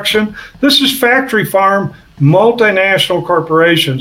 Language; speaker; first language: English; native; English